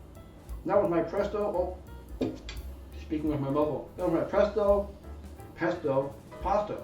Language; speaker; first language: English; native; English